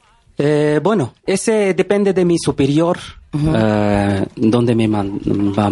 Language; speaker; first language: Spanish; non-native, learner; Bangla